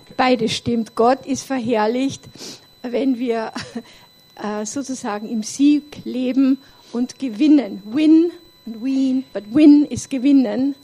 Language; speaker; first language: German; native; German